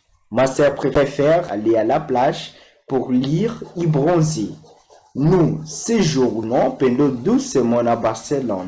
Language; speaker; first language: French; non-native, fluent; Portuguese